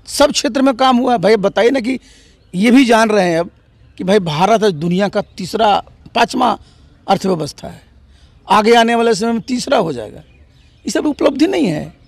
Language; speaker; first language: Hindi; native; Hindi